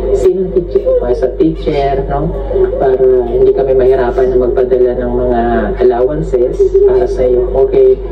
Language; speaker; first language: Filipino; non-native, local second language; Cebuano